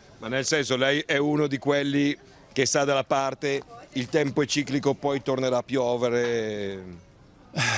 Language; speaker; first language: Italian; native; Italian